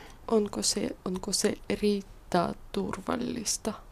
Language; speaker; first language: Finnish; non-native, learner; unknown